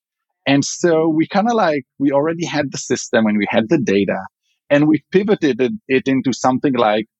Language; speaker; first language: English; non-native, fluent; Hebrew